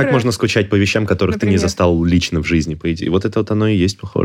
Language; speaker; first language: Russian; native; Russian